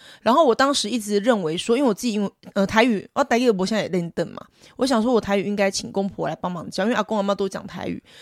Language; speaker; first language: Chinese; non-native, local second language; Min Nan Chinese